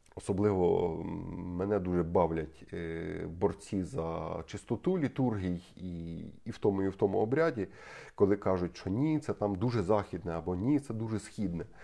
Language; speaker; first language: Ukrainian; native; Ukrainian